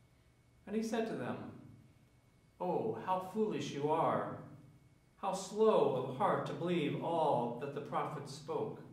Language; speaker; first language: English; native; English